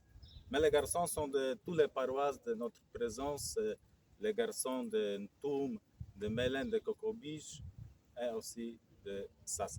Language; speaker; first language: French; non-native, fluent; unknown